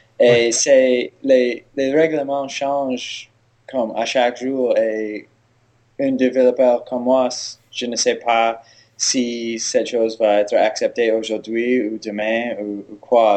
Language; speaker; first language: French; non-native, learner; English